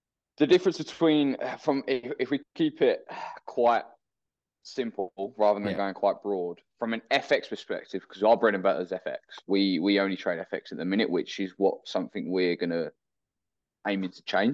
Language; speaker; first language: English; native; English